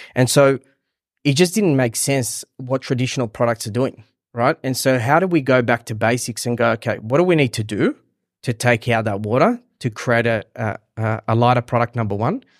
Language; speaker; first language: English; early bilingual, other home language; Hebrew